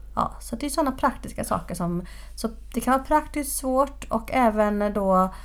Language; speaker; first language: Swedish; native; Swedish